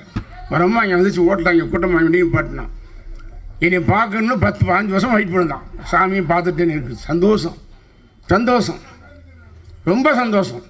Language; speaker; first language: Tamil; native; Tamil